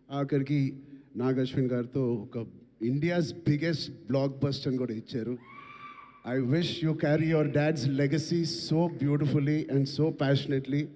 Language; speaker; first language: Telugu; native; Telugu